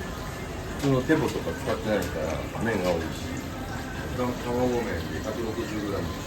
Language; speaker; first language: Japanese; native; Japanese